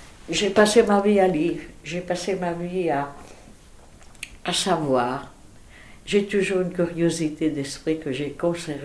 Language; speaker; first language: French; native; French